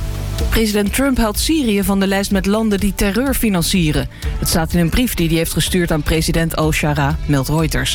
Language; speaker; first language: Dutch; native; Dutch